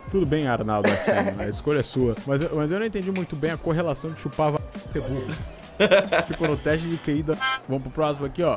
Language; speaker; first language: Portuguese; native; Portuguese